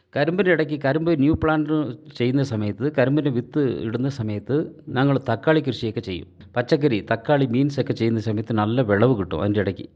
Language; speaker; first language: Malayalam; non-native, local second language; Tamil